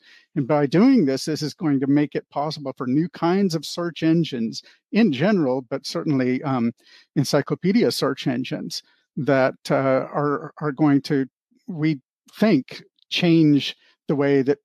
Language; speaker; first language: English; native; English